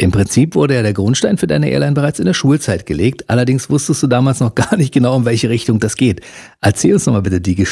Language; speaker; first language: German; native; German